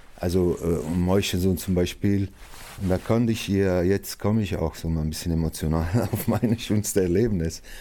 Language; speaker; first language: German; non-native, fluent; Italian